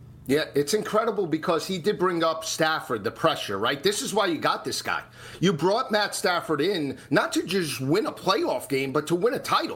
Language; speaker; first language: English; native; English